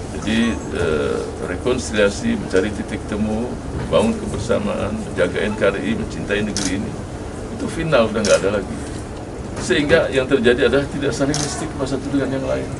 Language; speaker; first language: Indonesian; native; Indonesian